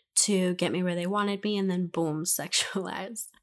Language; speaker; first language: English; native; English